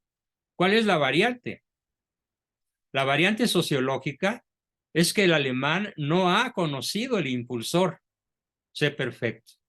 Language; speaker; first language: Spanish; native; Spanish